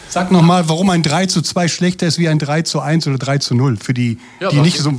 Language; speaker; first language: German; native; German